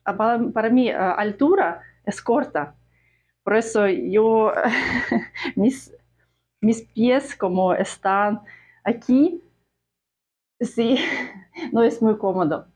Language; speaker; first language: Spanish; non-native, fluent; Russian